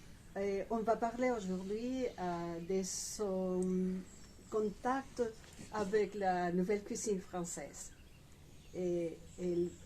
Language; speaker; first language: French; non-native, fluent; Spanish